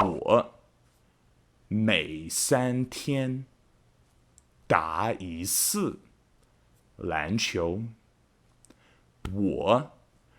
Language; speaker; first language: Chinese; non-native, fluent; English